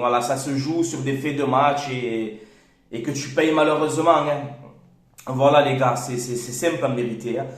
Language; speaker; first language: French; native; French